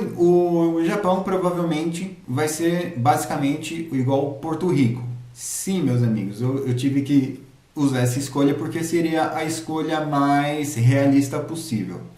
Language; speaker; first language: Portuguese; native; Portuguese